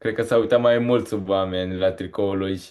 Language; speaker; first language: Romanian; early bilingual, heritage; Romanian